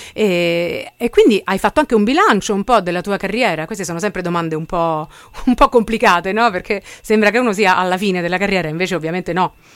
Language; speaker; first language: Italian; native; Italian